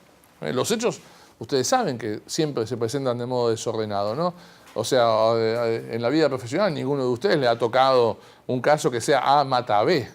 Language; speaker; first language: Spanish; native; Spanish